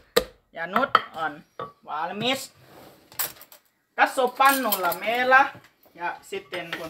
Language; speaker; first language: Finnish; non-native, learner; Thai